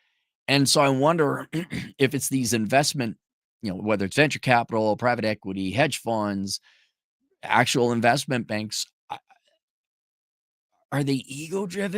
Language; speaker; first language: English; native; English